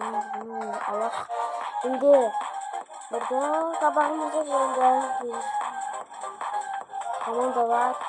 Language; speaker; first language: Turkish; non-native, learner; Azerbaijani